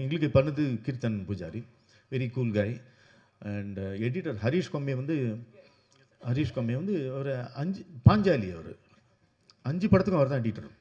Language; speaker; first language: Tamil; native; Tamil